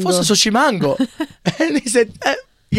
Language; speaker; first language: Italian; early bilingual, heritage; English